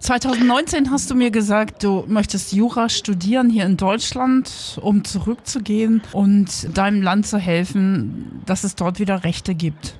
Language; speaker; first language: German; native; German